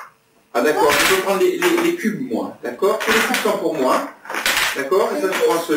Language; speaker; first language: French; native; French